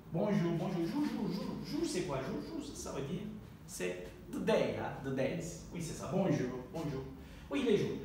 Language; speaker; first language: French; non-native, fluent; Turkish